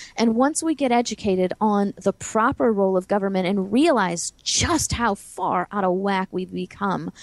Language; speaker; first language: English; native; English